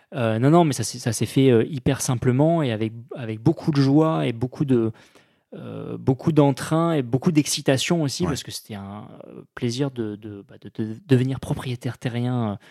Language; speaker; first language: French; native; French